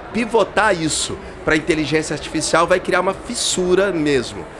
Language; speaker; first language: Portuguese; native; Portuguese